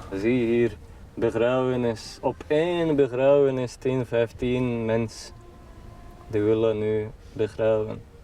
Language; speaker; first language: Dutch; non-native, learner; Chechen